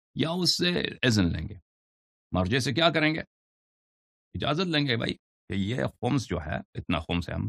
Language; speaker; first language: Urdu; non-native, fluent; Persian